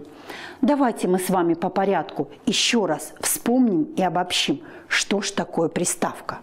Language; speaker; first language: Russian; native; Russian